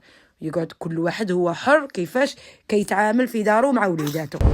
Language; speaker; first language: Arabic; native; Arabic